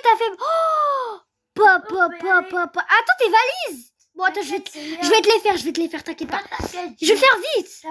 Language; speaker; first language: French; native; French